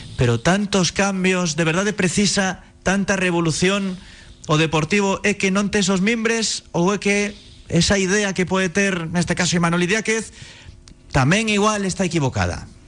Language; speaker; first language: Galician; native; Galician